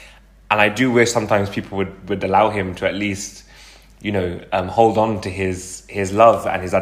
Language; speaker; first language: English; native; English